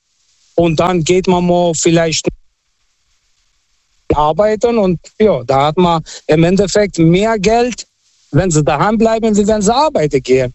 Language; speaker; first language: German; non-native, fluent; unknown